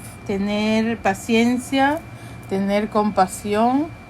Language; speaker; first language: Spanish; early bilingual, heritage; Spanish